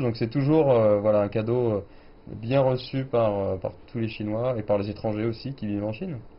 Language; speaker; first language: French; native; French